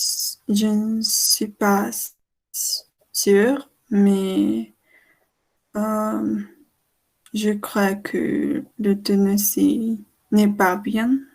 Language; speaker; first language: French; non-native, learner; Spanish